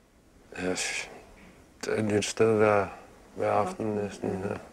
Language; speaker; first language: Danish; non-native, local second language; Kalaallisut